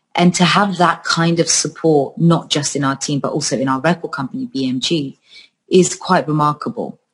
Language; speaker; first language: English; early bilingual, other home language; Georgian